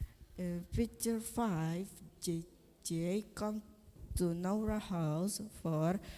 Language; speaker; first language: English; non-native, learner; Indonesian